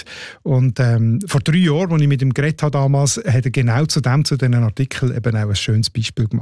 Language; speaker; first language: German; native; German